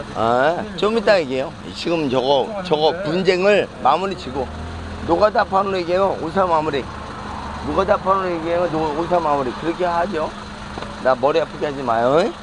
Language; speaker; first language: Korean; native; Korean